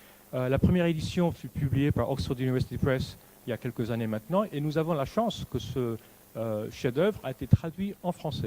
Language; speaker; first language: French; native; French